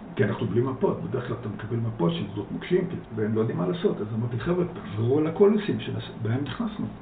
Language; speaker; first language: Hebrew; early bilingual, other home language; Dutch